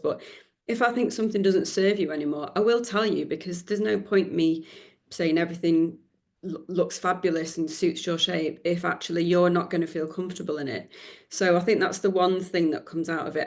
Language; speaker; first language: English; native; English